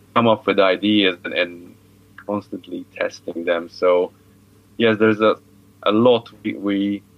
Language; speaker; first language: English; non-native, fluent; Hungarian